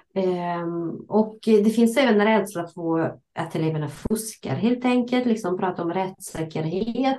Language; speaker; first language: Swedish; non-native, fluent; Russian